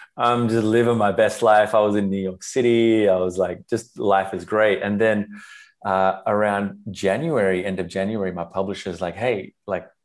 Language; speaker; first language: English; non-native, local second language; Sinhala